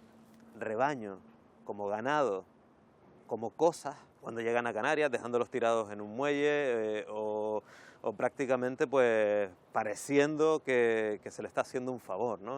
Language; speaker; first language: Spanish; native; Spanish